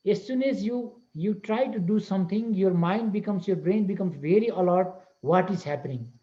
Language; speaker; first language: English; non-native, local second language; Nepali